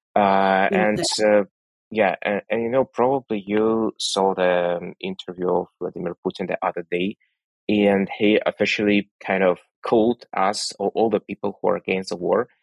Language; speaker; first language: English; non-native, fluent; Russian